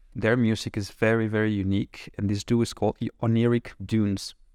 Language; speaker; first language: English; non-native, fluent; Spanish